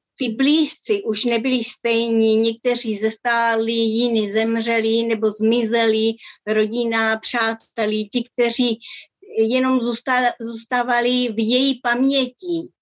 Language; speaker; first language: Czech; early bilingual, other home language; Spanish